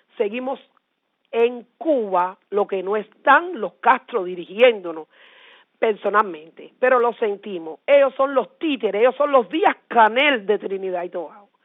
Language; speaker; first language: Spanish; native; Spanish